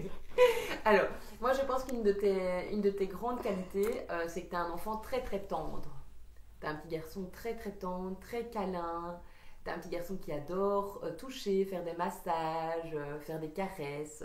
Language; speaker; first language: French; native; French